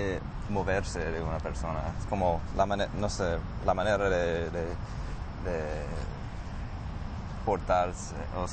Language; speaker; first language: Spanish; non-native, fluent; English